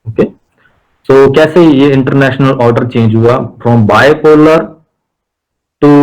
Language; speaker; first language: Hindi; non-native, local second language; Punjabi